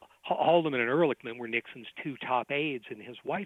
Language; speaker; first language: English; native; English